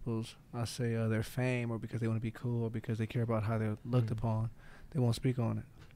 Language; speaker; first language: English; native; English